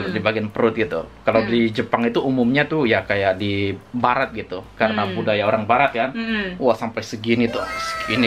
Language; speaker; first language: Indonesian; native; Indonesian